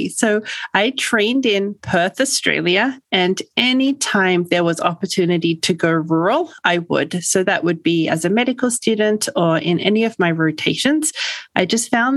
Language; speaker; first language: English; native; English